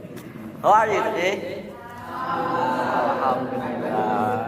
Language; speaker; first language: English; non-native, learner; Indonesian